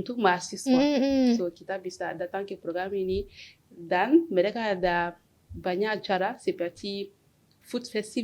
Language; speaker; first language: Indonesian; non-native, learner; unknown